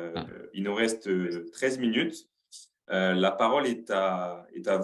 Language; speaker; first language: French; native; French